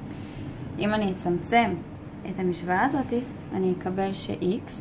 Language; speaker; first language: Hebrew; native; Hebrew